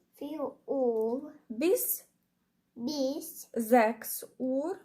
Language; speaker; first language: German; non-native, fluent; Ukrainian